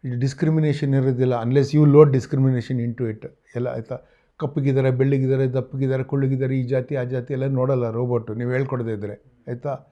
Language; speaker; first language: Kannada; native; Kannada